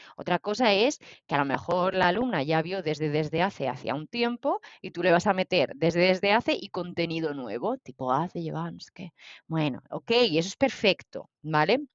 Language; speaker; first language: Spanish; native; Spanish